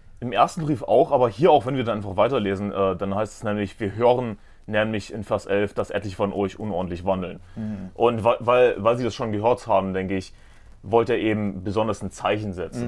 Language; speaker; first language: German; native; German